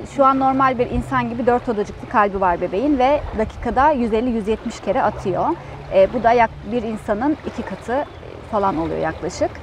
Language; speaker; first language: Turkish; native; Turkish